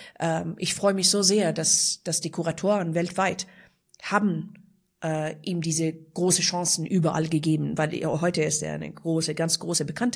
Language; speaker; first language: German; non-native, fluent; Persian